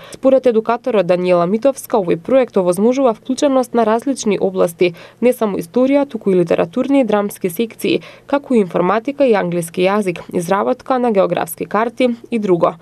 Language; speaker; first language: Macedonian; native; Macedonian